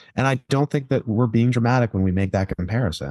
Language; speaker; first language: English; native; English